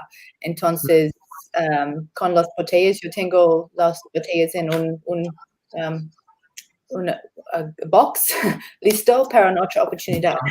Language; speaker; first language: Spanish; non-native, learner; English